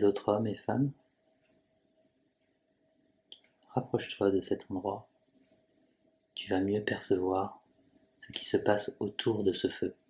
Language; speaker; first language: French; native; French